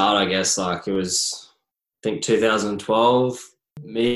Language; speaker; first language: English; native; English